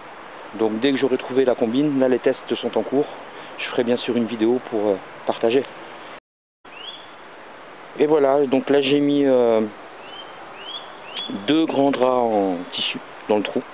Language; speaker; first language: French; native; French